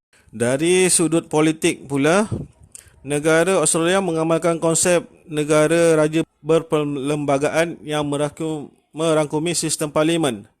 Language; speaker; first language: Malay; native; Malay